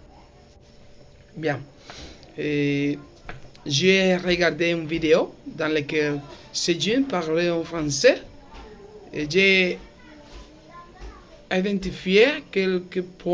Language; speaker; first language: French; non-native, learner; Spanish